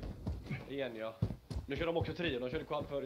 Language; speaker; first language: Swedish; native; Swedish